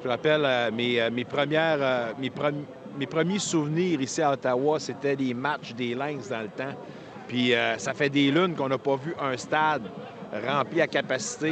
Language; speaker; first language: French; native; French